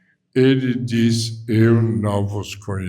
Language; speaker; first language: Portuguese; non-native, fluent; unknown